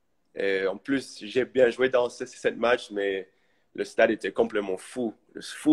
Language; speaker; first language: French; early bilingual, heritage; English